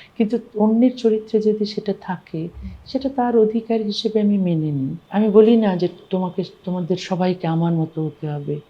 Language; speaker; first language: Bangla; native; Bangla